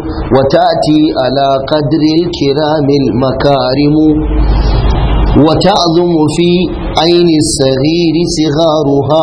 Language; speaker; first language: Arabic; non-native, fluent; Hausa